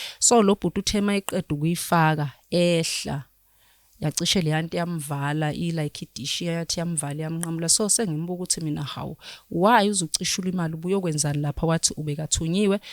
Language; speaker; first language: Zulu; native; Zulu